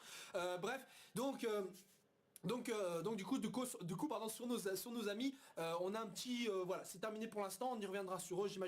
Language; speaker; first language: French; native; French